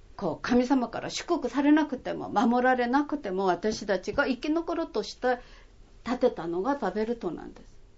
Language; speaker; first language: Japanese; non-native, fluent; Korean